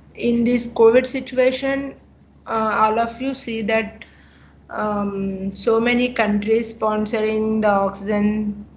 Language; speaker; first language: English; non-native, local second language; Telugu